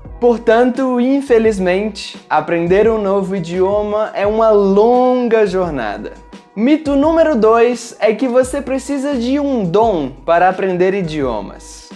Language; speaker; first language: Portuguese; native; Portuguese